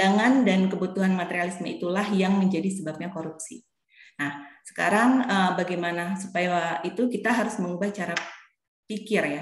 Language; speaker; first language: Indonesian; native; Indonesian